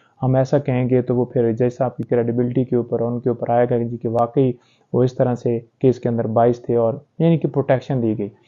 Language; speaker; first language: Urdu; native; Urdu